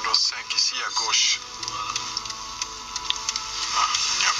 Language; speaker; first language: French; non-native, local second language; Dutch